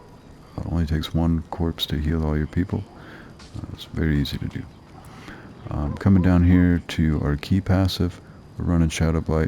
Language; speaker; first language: English; native; English